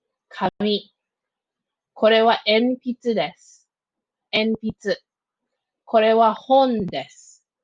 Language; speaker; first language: Japanese; non-native, fluent; English